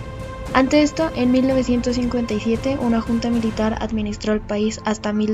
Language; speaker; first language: Spanish; native; Spanish